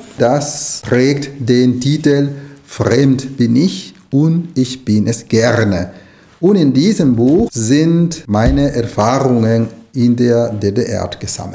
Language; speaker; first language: German; non-native, fluent; Spanish